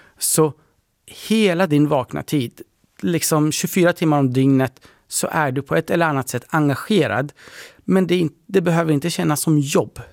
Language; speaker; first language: Swedish; early bilingual, other home language; Persian